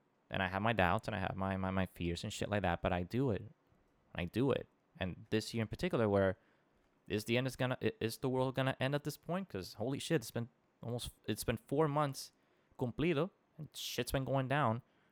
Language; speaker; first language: English; non-native, local second language; Spanish